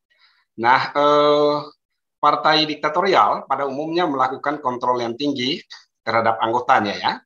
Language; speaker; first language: Indonesian; native; Indonesian